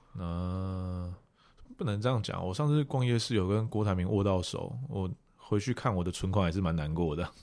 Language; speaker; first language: Chinese; native; Chinese